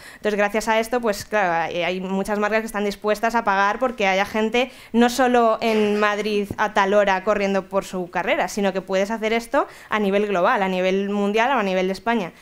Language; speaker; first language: Spanish; native; Spanish